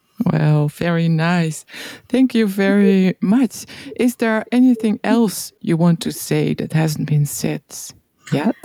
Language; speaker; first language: English; non-native, fluent; Dutch